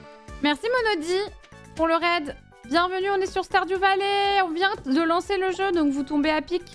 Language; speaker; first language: French; native; French